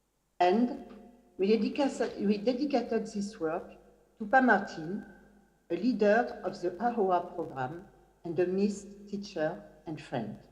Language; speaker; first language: English; non-native, fluent; French